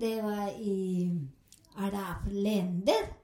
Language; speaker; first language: Swedish; non-native, learner; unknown